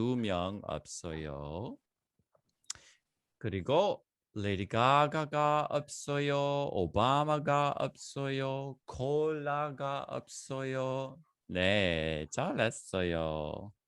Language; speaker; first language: Korean; non-native, fluent; English